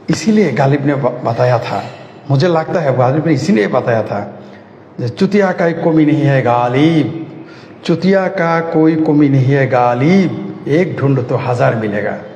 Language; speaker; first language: Hindi; non-native, fluent; Bangla